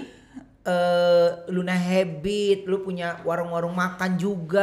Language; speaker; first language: Indonesian; native; Indonesian